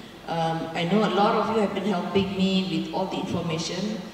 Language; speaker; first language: English; non-native, local second language; Malay